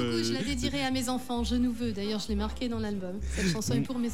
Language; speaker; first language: French; native; French